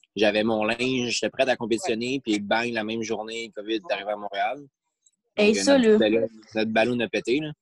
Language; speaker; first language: French; native; French